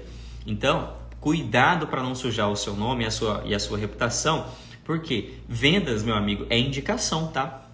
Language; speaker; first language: Portuguese; native; Portuguese